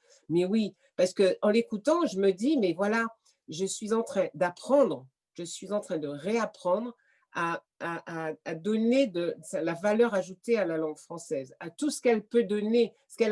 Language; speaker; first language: French; native; French